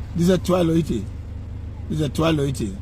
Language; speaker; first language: German; non-native, learner; Bini